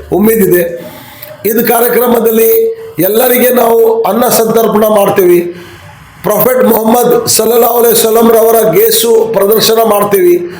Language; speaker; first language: Kannada; non-native, local second language; Urdu